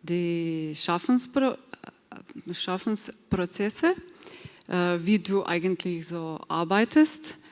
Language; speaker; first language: German; non-native, fluent; Slovenian